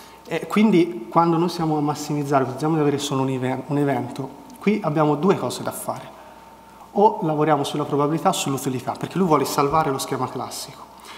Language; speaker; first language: Italian; native; Italian